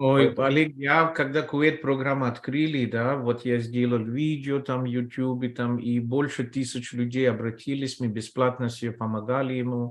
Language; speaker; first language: Russian; non-native, fluent; Telugu